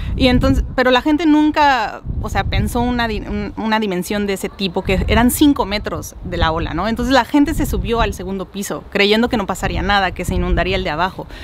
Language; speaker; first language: Spanish; native; Spanish